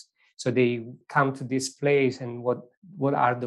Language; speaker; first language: English; non-native, fluent; Italian